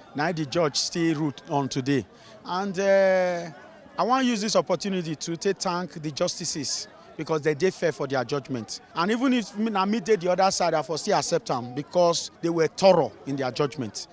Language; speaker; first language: Nigerian Pidgin; non-native, local second language; Bini